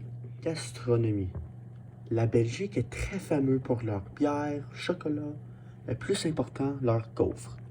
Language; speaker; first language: French; non-native, learner; English